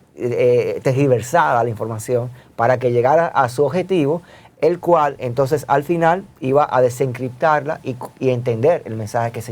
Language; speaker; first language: Spanish; native; Spanish